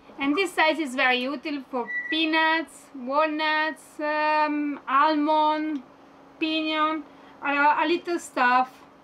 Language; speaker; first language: English; non-native, learner; Italian